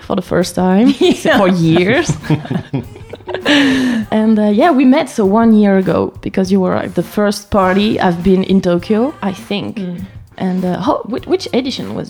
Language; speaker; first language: English; non-native, fluent; French